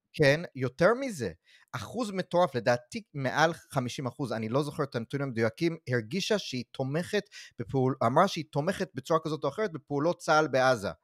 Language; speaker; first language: Hebrew; non-native, fluent; English